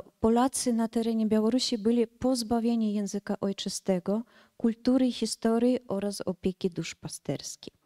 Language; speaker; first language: Polish; early bilingual, heritage; Polish